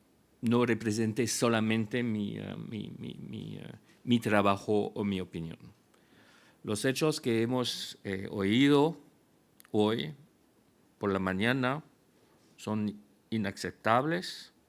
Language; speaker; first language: Spanish; non-native, fluent; French